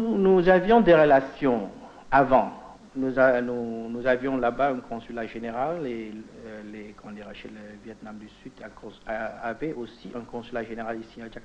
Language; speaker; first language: French; non-native, fluent; Indonesian